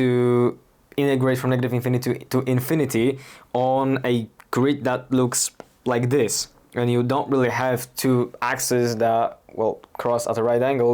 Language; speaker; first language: English; non-native, fluent; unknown